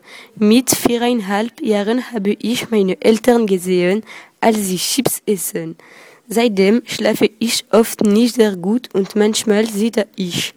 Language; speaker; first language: German; non-native, learner; French